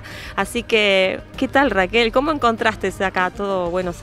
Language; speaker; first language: Spanish; native; Spanish